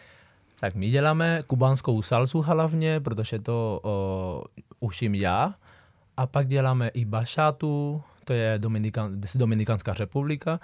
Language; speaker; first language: Czech; non-native, fluent; Spanish